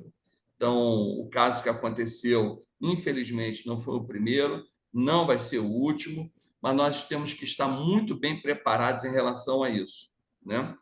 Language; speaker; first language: Portuguese; native; Portuguese